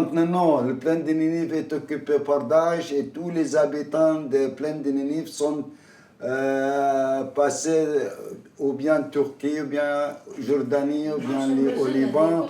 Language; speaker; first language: French; non-native, fluent; Arabic